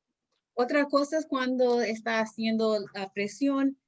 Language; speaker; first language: Spanish; non-native, learner; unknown